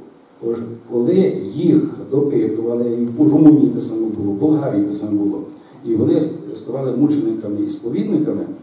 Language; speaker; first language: Ukrainian; native; Ukrainian